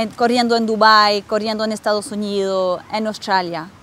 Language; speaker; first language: Spanish; non-native, fluent; French